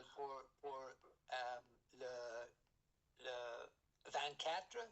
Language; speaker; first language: French; non-native, learner; English